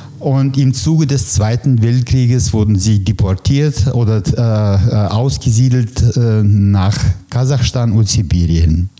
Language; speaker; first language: German; non-native, fluent; Russian